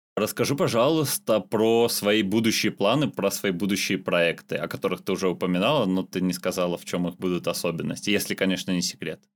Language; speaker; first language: Russian; non-native, local second language; Armenian